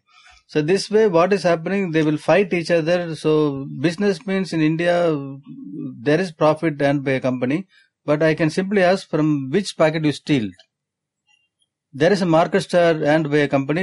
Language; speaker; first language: English; non-native, local second language; Tamil